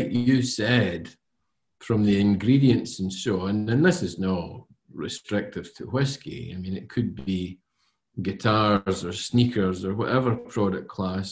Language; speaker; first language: English; native; English